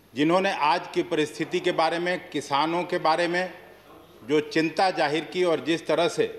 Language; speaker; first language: Hindi; native; Hindi